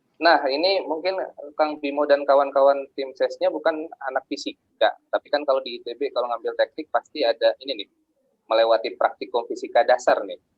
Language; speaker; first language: Indonesian; native; Indonesian